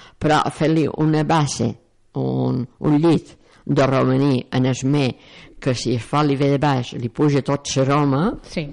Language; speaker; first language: Catalan; native; Catalan